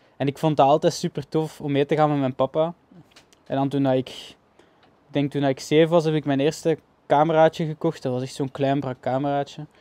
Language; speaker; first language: Dutch; native; Dutch